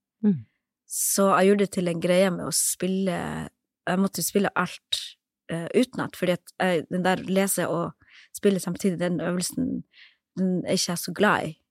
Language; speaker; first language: Norwegian; early bilingual, other home language; Somali